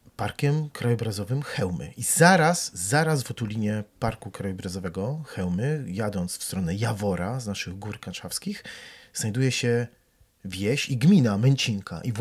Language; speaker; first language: Polish; native; Polish